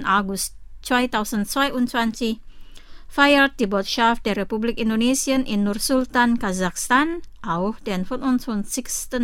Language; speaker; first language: German; non-native, fluent; Indonesian